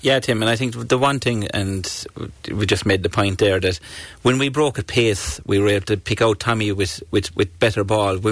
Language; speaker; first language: English; native; English